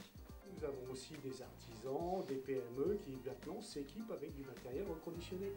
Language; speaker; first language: French; native; French